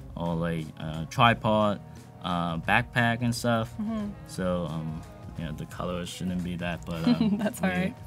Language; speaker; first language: English; non-native, local second language; Cantonese